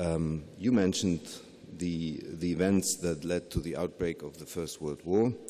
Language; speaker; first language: English; non-native, fluent; German